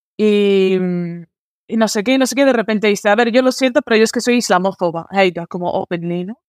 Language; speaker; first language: Spanish; early bilingual, other home language; Arabic